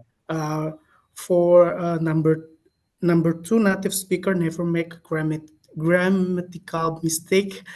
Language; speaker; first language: English; non-native, learner; Indonesian